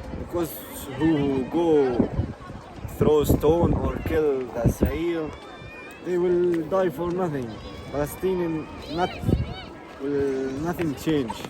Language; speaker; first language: English; non-native, learner; Arabic